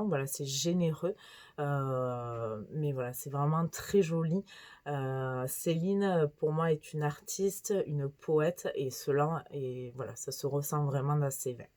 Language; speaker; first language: French; native; French